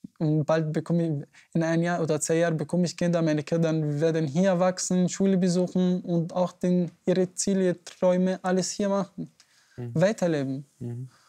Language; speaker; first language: German; non-native, learner; Arabic